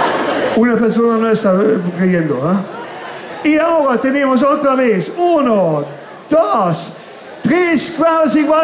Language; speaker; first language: Spanish; non-native, fluent; German